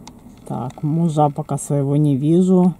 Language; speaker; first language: Russian; native; Russian